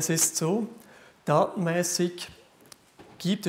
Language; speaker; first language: German; native; German